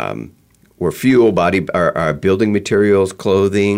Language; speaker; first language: English; native; English